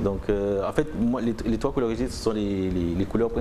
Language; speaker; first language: French; native; French